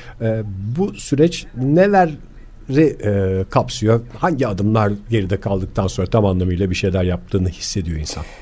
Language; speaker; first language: Turkish; native; Turkish